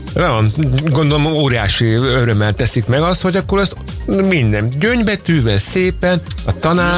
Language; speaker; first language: Hungarian; native; Hungarian